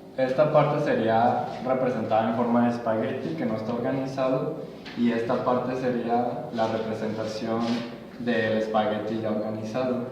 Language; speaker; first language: Spanish; native; Spanish